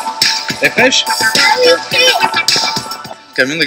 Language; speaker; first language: Spanish; non-native, learner; French